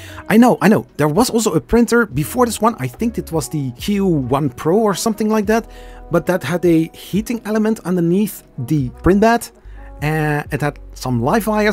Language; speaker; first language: English; non-native, fluent; Dutch